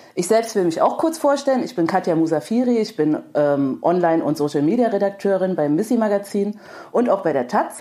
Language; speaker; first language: German; native; German